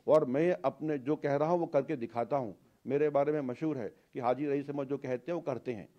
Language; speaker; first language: Hindi; native; Hindi